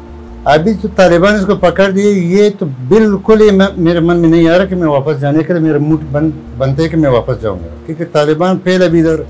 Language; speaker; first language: Hindi; non-native, fluent; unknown